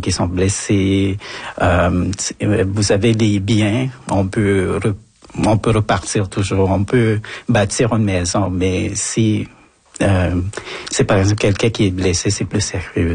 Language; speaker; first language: French; non-native, fluent; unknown